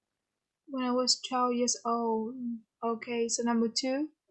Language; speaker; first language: English; non-native, fluent; Vietnamese